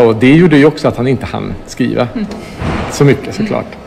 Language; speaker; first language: Swedish; native; Swedish